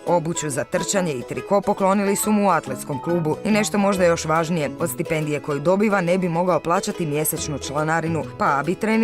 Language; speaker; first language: Croatian; native; Croatian